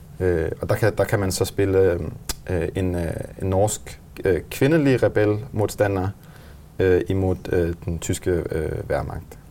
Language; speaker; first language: Danish; native; Danish